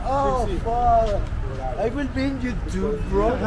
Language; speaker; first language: English; non-native, learner; Spanish